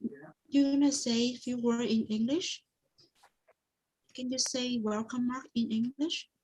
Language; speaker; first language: English; non-native, fluent; Vietnamese